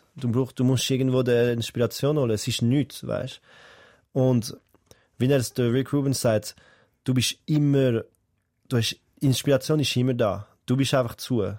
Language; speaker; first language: German; native; German